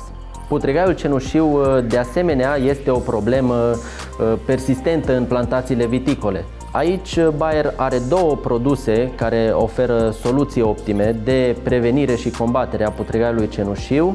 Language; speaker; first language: Romanian; native; Romanian